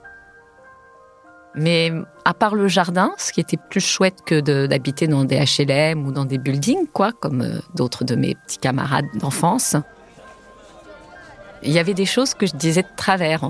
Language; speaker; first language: French; early bilingual, heritage; French